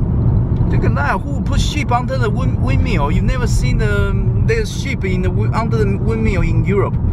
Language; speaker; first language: English; non-native, fluent; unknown